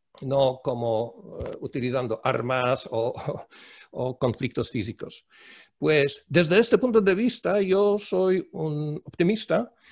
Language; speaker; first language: Spanish; non-native, fluent; Polish